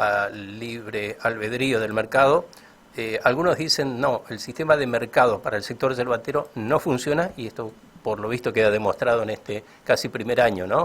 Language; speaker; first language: Spanish; native; Spanish